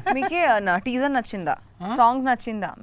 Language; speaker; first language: Telugu; non-native, learner; Bangla